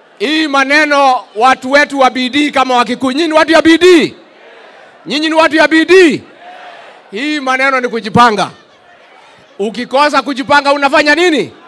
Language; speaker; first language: Swahili; non-native, local second language; Kikuyu